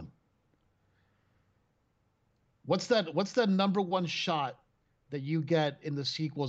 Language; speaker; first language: English; non-native, fluent; Spanish